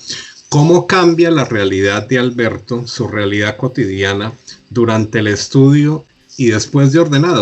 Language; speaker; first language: Spanish; native; Spanish